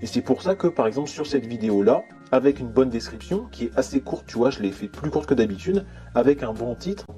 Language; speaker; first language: French; native; French